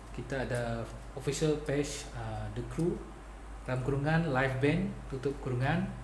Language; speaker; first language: Malay; native; Malay